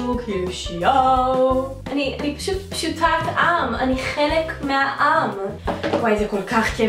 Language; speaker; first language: Hebrew; native; Hebrew